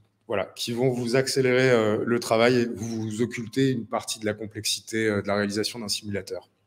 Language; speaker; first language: French; native; French